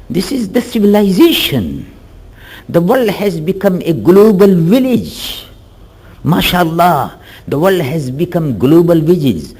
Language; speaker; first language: English; non-native, local second language; Urdu